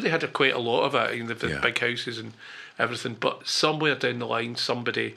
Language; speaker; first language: English; native; English